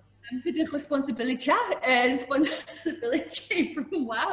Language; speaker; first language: French; non-native, learner; English